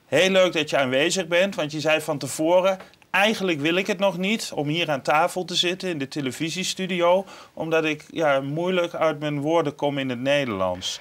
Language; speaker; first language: Dutch; native; Dutch